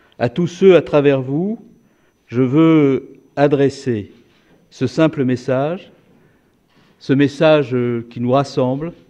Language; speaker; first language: French; native; French